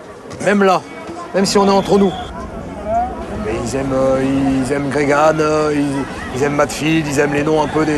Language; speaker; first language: French; native; French